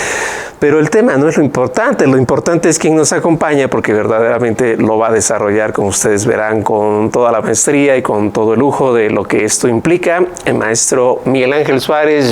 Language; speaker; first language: Spanish; native; Spanish